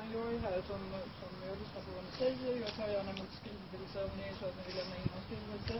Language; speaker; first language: Swedish; native; Swedish